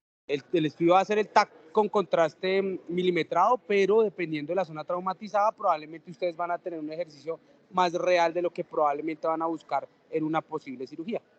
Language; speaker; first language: Spanish; native; Spanish